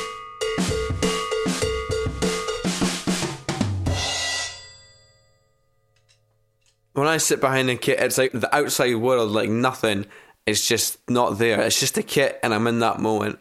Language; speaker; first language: English; native; English